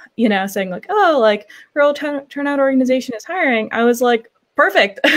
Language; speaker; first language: English; native; English